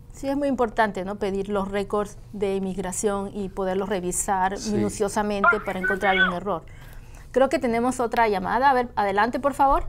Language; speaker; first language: Spanish; native; Spanish